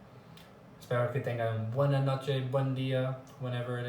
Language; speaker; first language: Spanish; non-native, learner; English